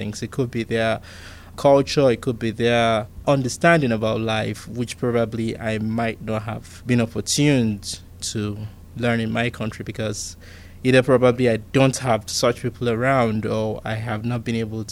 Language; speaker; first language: English; non-native, local second language; Igbo